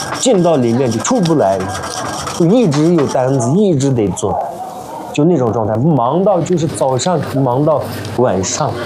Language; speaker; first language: Chinese; non-native, local second language; Uyghur